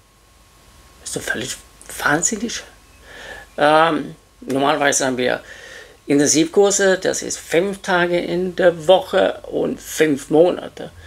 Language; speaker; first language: German; non-native, fluent; Swedish